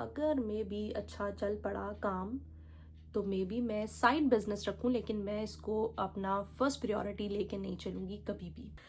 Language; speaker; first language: Urdu; native; Urdu